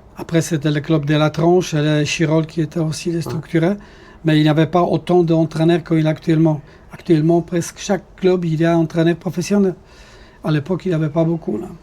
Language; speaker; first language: French; non-native, fluent; Polish